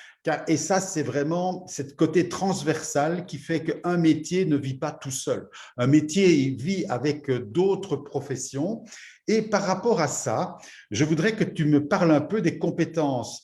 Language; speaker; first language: French; native; French